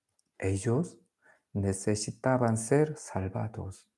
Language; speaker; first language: Spanish; non-native, learner; Korean